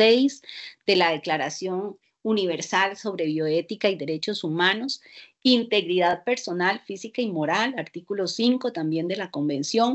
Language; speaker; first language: Spanish; native; Spanish